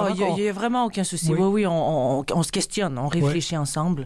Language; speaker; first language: French; native; French